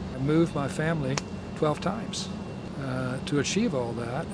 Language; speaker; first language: English; native; English